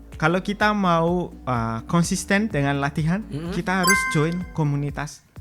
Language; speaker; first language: Indonesian; non-native, fluent; Malagasy